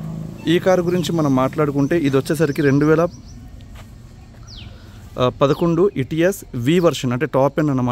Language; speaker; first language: Telugu; native; Telugu